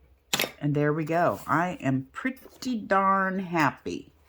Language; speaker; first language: English; native; English